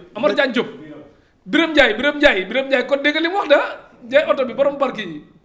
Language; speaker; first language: Wolof; native; Wolof